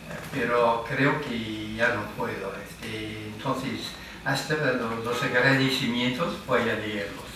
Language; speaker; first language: Spanish; non-native, fluent; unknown